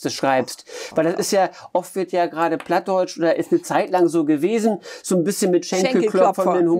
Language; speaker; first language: German; native; German